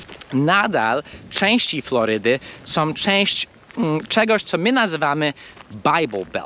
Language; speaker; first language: Polish; non-native, fluent; English